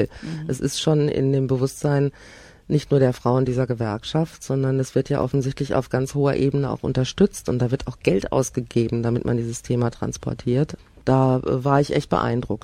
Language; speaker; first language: German; native; German